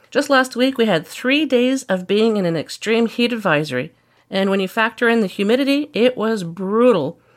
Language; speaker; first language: English; native; English